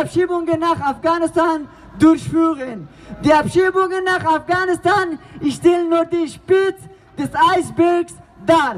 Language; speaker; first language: German; non-native, learner; Persian